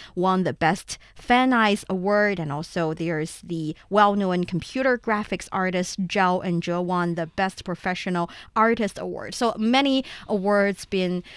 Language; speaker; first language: English; non-native, fluent; Chinese